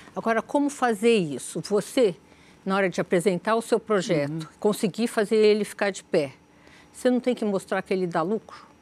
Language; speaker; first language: Portuguese; native; Portuguese